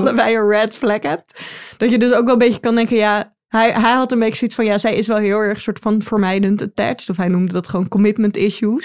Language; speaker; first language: Dutch; native; Dutch